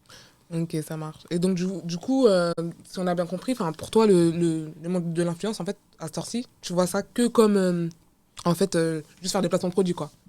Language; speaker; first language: French; native; French